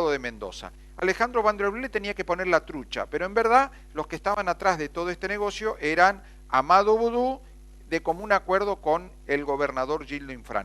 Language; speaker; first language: Spanish; native; Spanish